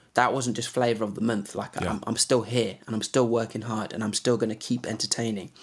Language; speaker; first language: English; native; English